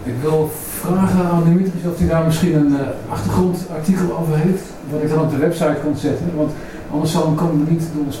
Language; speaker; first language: Dutch; native; Dutch